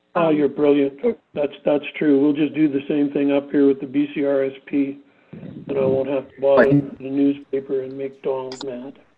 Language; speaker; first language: English; native; English